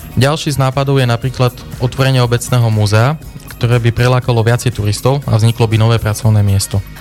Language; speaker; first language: Slovak; native; Slovak